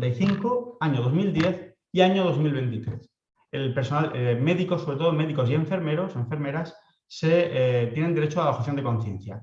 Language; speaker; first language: Spanish; native; Spanish